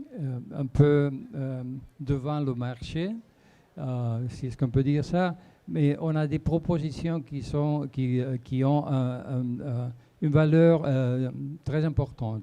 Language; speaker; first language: French; non-native, fluent; Spanish